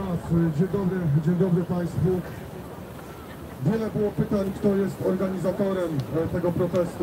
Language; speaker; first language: Polish; native; Polish